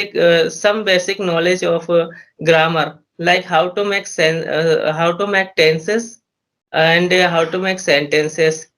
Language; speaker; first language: English; non-native, learner; Hindi